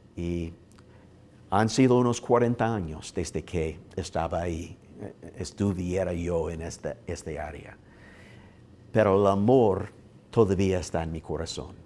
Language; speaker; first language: Spanish; non-native, learner; English